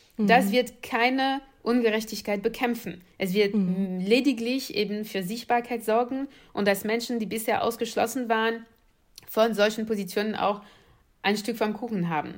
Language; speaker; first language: German; non-native, fluent; French